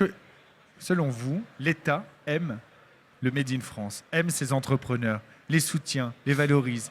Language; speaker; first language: French; native; French